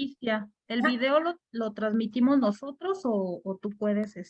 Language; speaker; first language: Spanish; native; Spanish